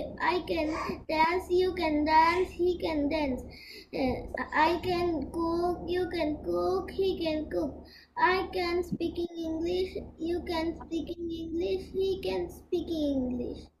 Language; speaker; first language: English; non-native, learner; Bangla